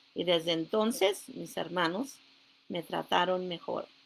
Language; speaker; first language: Spanish; early bilingual, heritage; Spanish